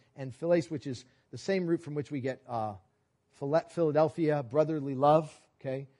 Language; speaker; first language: English; native; English